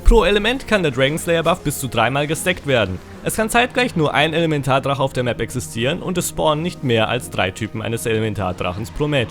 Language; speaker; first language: German; native; German